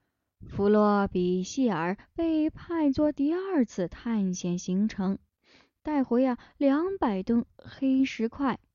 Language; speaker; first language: Chinese; native; Chinese